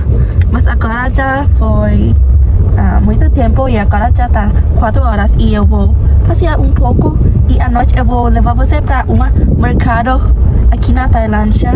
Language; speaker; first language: Portuguese; non-native, learner; Thai